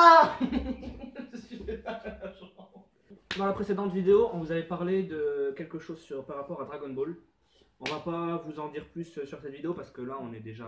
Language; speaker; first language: French; native; French